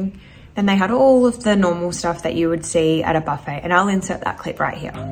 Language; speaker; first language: English; native; English